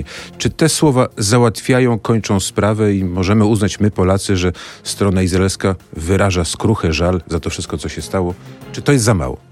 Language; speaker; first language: Polish; native; Polish